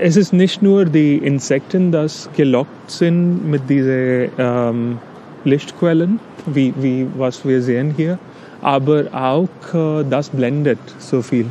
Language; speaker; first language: German; non-native, learner; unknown